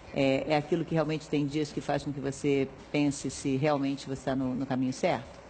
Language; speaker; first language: Portuguese; native; Portuguese